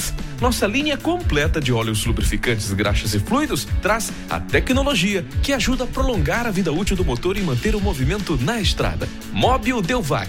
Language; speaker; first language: Portuguese; native; Portuguese